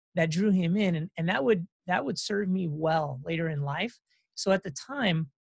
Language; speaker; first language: English; native; English